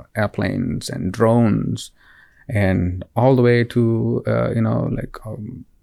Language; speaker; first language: English; non-native, local second language; Kannada